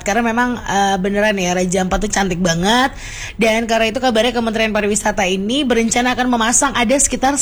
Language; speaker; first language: Indonesian; native; Indonesian